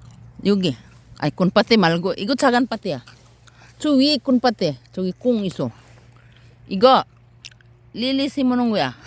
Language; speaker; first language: Korean; non-native, learner; Filipino